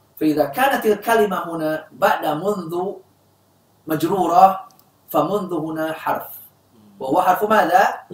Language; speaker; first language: Arabic; non-native, fluent; Indonesian